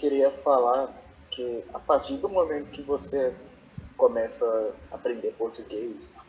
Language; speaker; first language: Portuguese; non-native, fluent; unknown